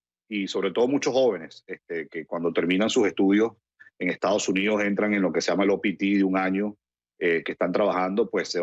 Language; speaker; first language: Spanish; native; Spanish